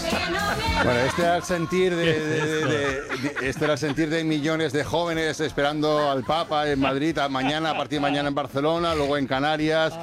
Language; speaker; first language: Spanish; native; Spanish